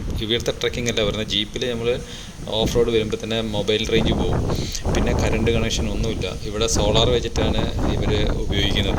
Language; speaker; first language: Malayalam; native; Malayalam